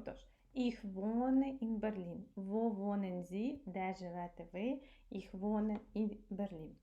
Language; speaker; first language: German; non-native, fluent; Ukrainian